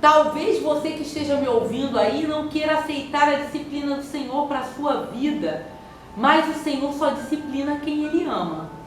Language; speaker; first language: Portuguese; native; Portuguese